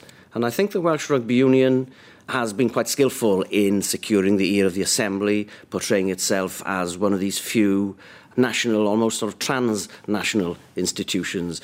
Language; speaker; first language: English; native; English